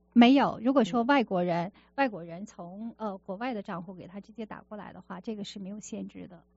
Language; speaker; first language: Chinese; native; Chinese